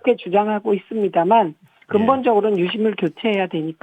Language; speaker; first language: Korean; native; Korean